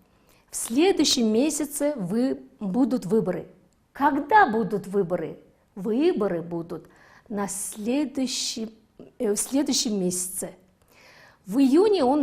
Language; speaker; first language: Russian; non-native, fluent; Mongolian